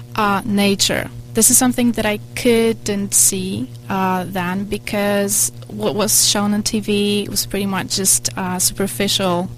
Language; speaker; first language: English; non-native, fluent; Polish